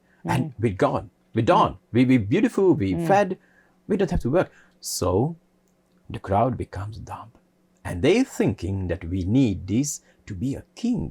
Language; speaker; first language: English; non-native, fluent; Hungarian